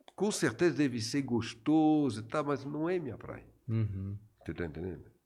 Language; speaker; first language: Portuguese; non-native, fluent; French